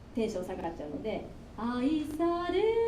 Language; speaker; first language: Japanese; native; Japanese